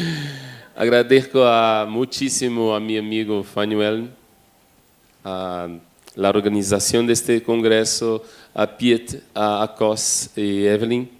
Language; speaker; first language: Spanish; non-native, fluent; Portuguese